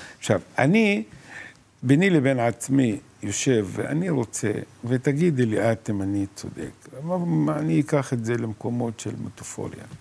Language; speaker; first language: Hebrew; non-native, local second language; Arabic